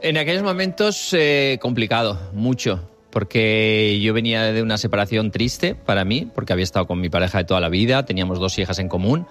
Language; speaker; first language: Spanish; native; Spanish